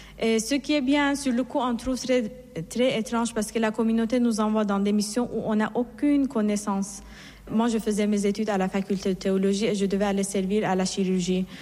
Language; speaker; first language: French; non-native, fluent; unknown